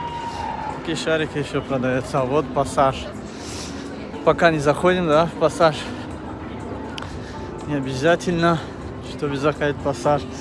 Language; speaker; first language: Russian; non-native, fluent; Tajik